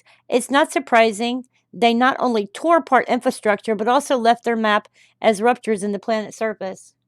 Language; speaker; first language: English; native; English